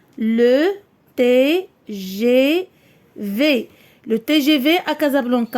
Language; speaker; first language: French; non-native, local second language; Arabic